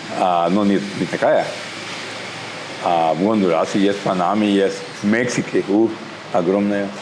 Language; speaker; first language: Russian; non-native, learner; Spanish